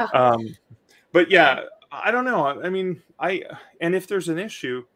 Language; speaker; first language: English; native; English